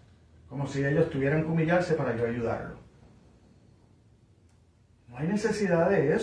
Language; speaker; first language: Spanish; native; Spanish